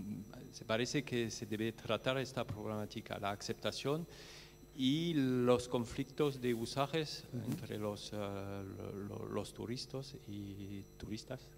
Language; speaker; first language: Spanish; non-native, learner; French